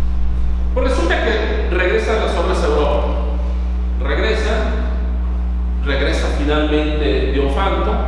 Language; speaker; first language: Spanish; native; Spanish